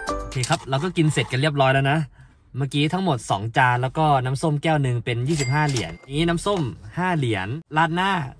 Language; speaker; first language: Thai; native; Thai